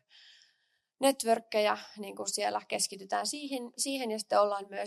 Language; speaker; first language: Finnish; native; Finnish